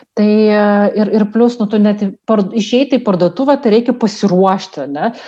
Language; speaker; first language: Lithuanian; non-native, local second language; Russian